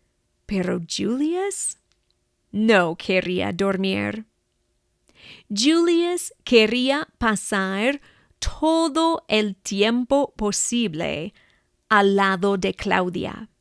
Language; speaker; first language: Spanish; non-native, fluent; English